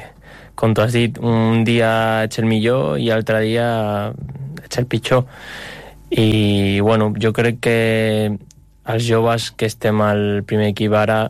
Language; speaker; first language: Catalan; non-native, local second language; Spanish